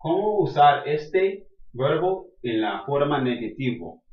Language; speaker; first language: Spanish; non-native, learner; English